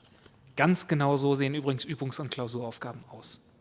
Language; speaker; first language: German; native; German